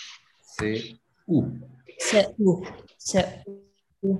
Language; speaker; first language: French; non-native, learner; English